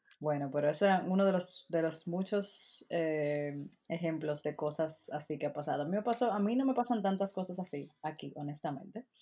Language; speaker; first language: Spanish; native; Spanish